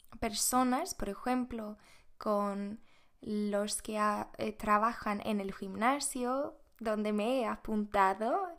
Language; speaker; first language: Spanish; non-native, fluent; Swedish